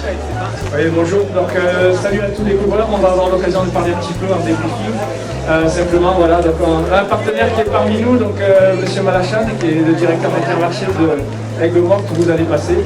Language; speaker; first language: French; native; French